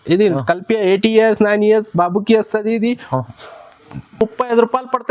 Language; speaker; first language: Telugu; non-native, local second language; Urdu